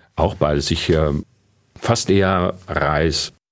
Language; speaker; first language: German; native; German